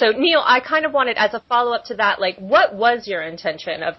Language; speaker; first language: English; native; English